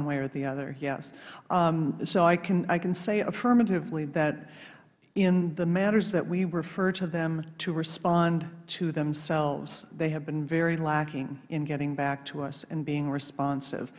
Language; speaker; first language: English; native; English